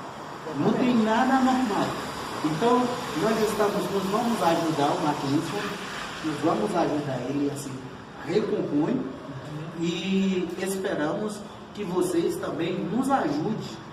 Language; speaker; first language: Portuguese; non-native, fluent; Haitian Creole